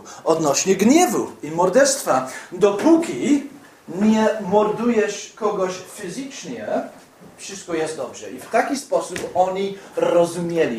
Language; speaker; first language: Polish; non-native, fluent; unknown